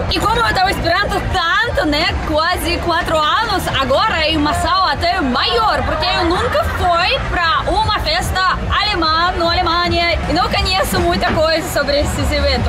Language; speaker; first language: Portuguese; non-native, fluent; Russian